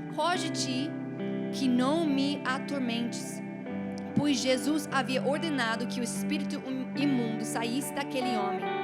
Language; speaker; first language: Portuguese; non-native, fluent; English